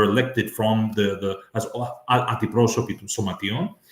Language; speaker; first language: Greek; early bilingual, heritage; English